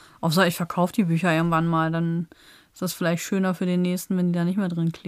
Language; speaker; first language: German; native; German